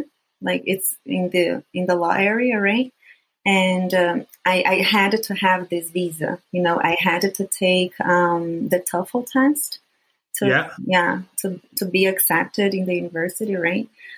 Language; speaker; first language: English; non-native, fluent; Portuguese